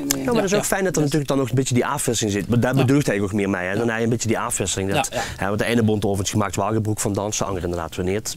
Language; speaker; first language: Dutch; native; Dutch